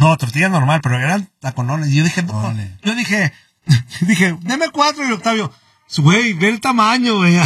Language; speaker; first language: Spanish; native; Spanish